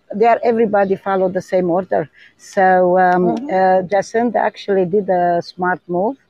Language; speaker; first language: English; non-native, learner; Romanian